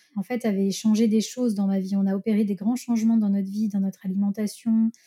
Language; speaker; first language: French; native; French